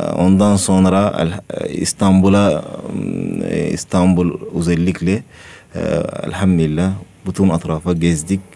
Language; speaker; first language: Turkish; non-native, learner; Arabic